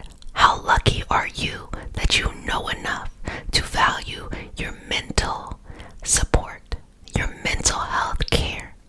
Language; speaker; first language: English; native; English